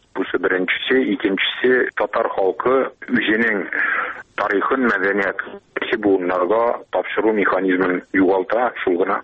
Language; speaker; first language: Tatar; native; Tatar